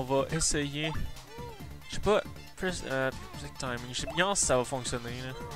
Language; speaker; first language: French; native; French